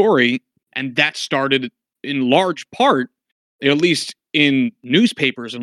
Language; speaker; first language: English; native; English